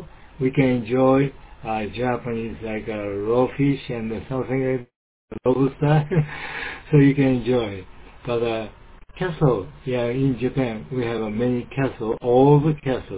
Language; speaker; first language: English; non-native, learner; Japanese